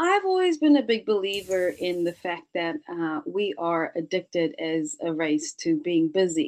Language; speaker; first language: English; native; English